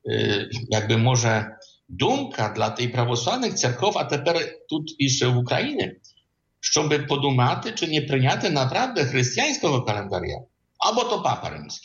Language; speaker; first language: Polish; non-native, learner; Ukrainian